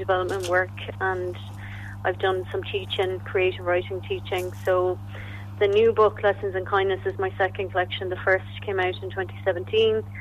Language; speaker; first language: English; native; English